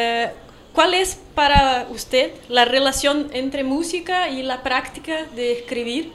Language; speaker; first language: Spanish; non-native, fluent; Portuguese